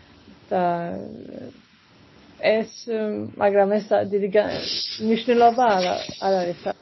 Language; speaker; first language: Georgian; early bilingual, heritage; Georgian